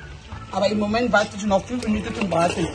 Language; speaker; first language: German; non-native, fluent; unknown